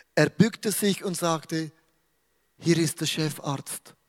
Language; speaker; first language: German; native; German